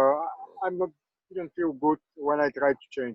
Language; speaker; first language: English; non-native, learner; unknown